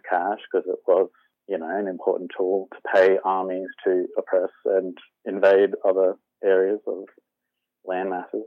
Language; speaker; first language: English; native; English